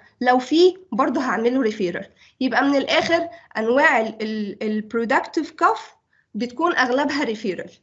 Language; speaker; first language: Arabic; native; Arabic